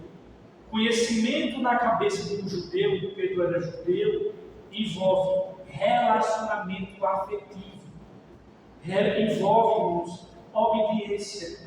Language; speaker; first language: Portuguese; native; Portuguese